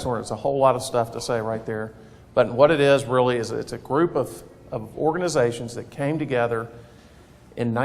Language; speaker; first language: English; native; English